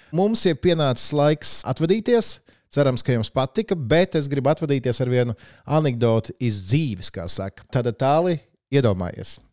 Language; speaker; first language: Latvian; native; Latvian